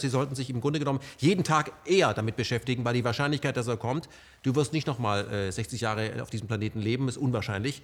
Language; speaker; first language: German; native; German